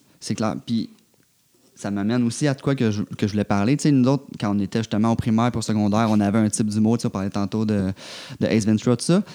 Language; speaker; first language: French; native; French